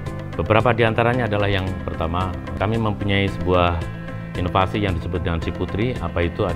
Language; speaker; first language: Indonesian; non-native, local second language; Javanese